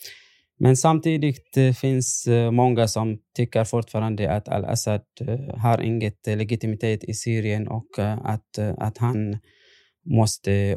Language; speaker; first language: Swedish; non-native, fluent; Arabic